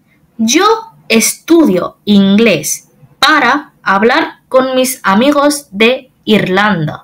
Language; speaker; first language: Spanish; non-native, fluent; Bangla